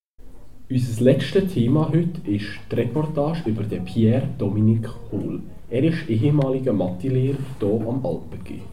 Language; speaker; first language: German; native; German